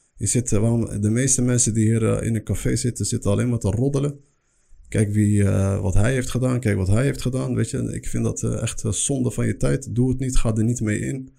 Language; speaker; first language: Dutch; early bilingual, other home language; Arabic